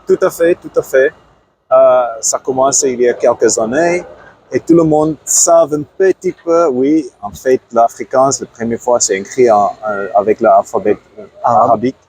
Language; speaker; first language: French; non-native, fluent; Afrikaans